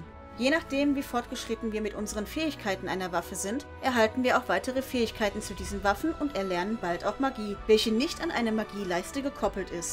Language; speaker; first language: German; native; German